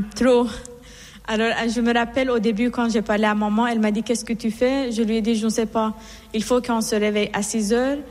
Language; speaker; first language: French; non-native, fluent; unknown